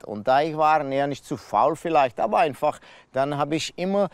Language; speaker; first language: German; non-native, learner; Czech